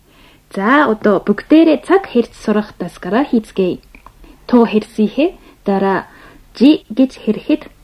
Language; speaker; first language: Mongolian; non-native, fluent; Japanese